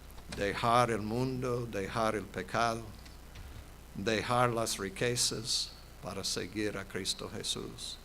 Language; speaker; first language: Spanish; non-native, fluent; English